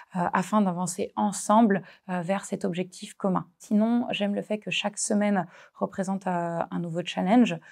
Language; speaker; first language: French; native; French